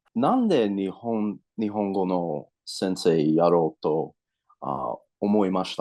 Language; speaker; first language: Japanese; non-native, learner; English